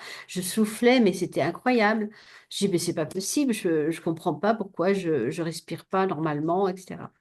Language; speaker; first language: French; native; French